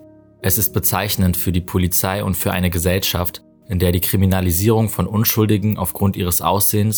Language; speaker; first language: German; native; German